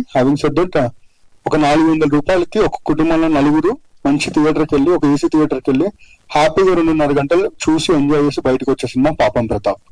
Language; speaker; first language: Telugu; native; Telugu